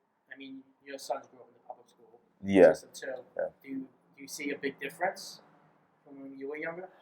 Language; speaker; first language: English; native; English